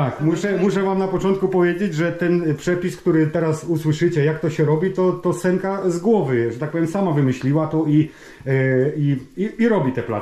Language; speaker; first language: Polish; native; Polish